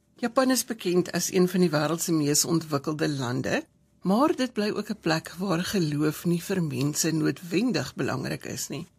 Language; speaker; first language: Afrikaans; native; Afrikaans